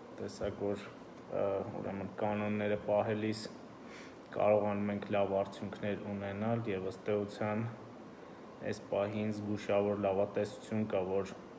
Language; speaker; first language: Armenian; native; Armenian